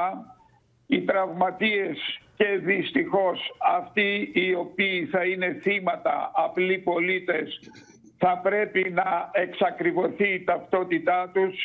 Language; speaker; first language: Greek; native; Greek